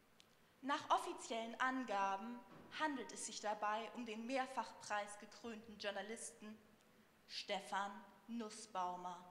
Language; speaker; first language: German; native; German